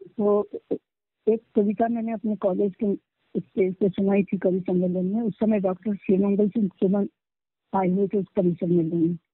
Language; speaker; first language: Hindi; non-native, local second language; Marathi